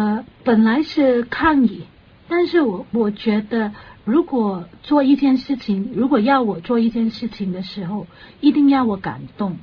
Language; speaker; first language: Chinese; non-native, local second language; Cantonese